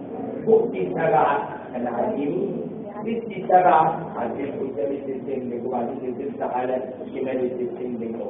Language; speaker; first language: Arabic; native; Arabic